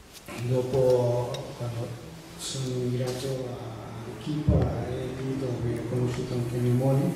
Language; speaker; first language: Italian; non-native, fluent; Spanish